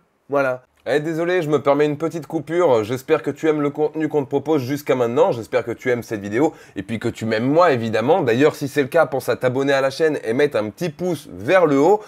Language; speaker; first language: French; native; French